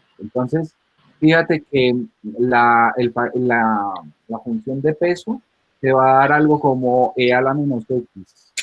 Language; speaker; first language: Spanish; native; Spanish